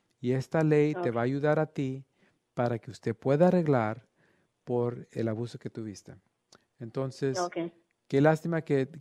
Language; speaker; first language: Spanish; early bilingual, other home language; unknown